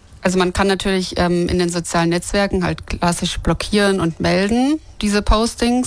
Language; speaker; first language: German; native; German